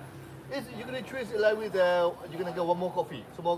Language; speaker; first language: English; non-native, learner; Thai